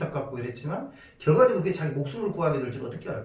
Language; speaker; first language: Korean; native; Korean